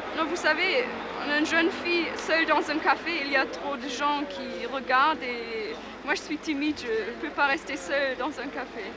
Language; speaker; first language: French; non-native, learner; German